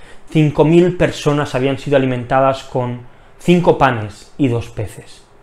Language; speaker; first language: Spanish; native; Spanish